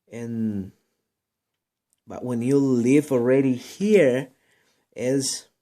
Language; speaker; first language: English; non-native, learner; Spanish